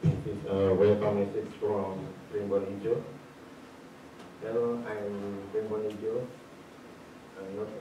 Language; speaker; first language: English; non-native, learner; Indonesian